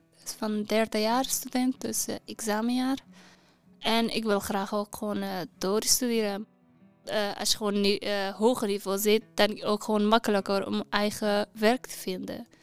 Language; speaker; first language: Dutch; non-native, learner; Persian